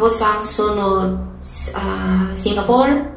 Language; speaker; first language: Filipino; non-native, learner; Chinese